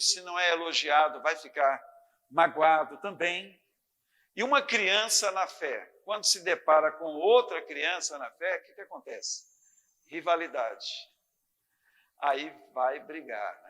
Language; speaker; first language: Portuguese; native; Portuguese